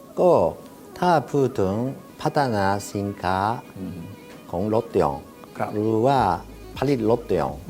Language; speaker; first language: Thai; non-native, learner; Japanese